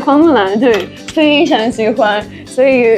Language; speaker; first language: Chinese; non-native, fluent; Russian